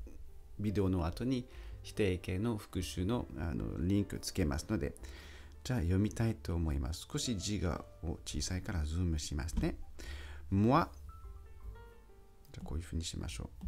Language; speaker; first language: Japanese; non-native, fluent; French